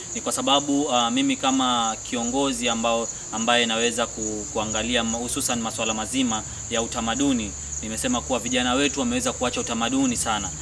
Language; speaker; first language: Swahili; native; Swahili